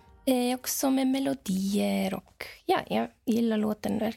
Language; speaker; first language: Swedish; non-native, fluent; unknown